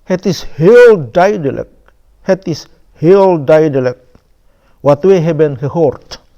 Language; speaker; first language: Dutch; non-native, fluent; Indonesian